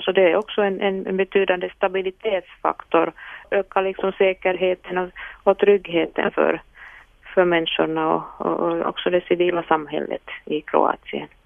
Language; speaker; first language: Swedish; non-native, local second language; Finnish